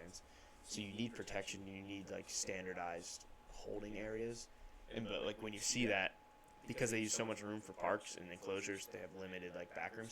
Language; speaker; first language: English; native; English